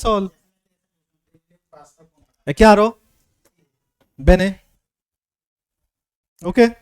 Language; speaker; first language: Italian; non-native, fluent; Hindi